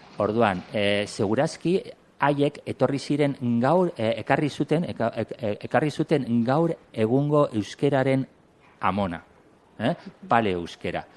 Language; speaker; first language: Basque; non-native, local second language; Spanish